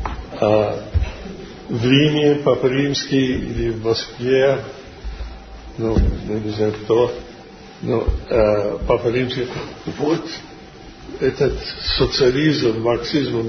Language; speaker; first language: Russian; non-native, fluent; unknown